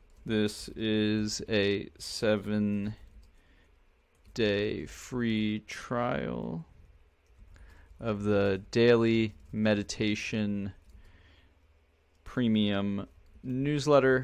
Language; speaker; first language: English; native; English